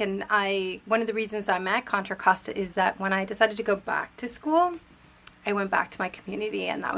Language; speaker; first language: English; early bilingual, other home language; Spanish